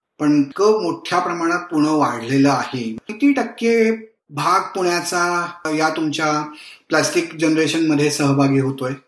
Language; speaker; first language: Marathi; native; Marathi